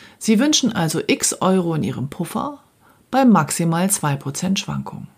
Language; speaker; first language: German; native; German